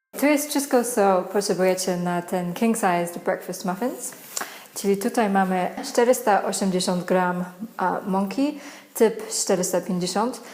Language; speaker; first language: Polish; non-native, learner; English